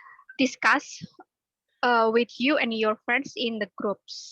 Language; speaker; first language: English; non-native, learner; Indonesian